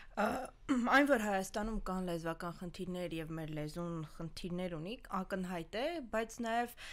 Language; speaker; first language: Armenian; native; Armenian